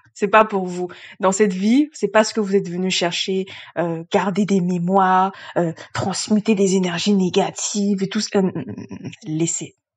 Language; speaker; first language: French; early bilingual, other home language; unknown